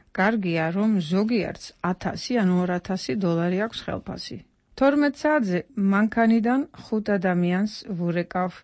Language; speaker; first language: Georgian; non-native, fluent; Dutch